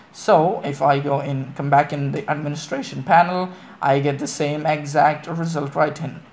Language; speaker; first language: English; non-native, local second language; Malayalam